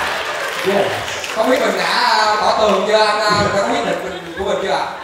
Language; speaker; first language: Vietnamese; native; Vietnamese